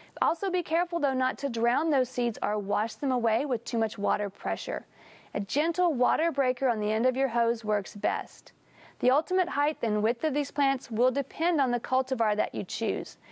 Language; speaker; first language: English; native; English